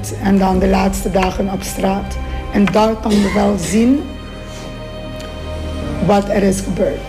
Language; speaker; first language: Dutch; non-native, local second language; Papiamento